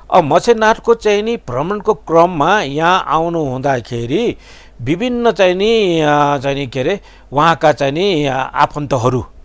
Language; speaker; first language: Nepali; non-native, local second language; Newari